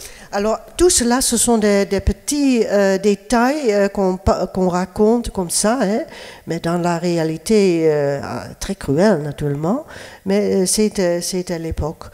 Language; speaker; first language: French; non-native, fluent; Dutch